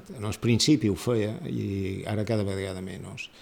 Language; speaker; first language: Catalan; native; Catalan